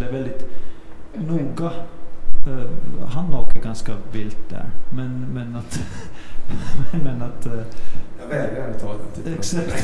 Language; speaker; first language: Swedish; non-native, fluent; Finnish